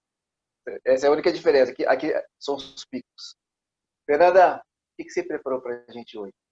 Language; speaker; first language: Portuguese; native; Portuguese